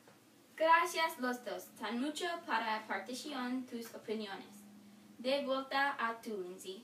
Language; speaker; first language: Spanish; non-native, learner; English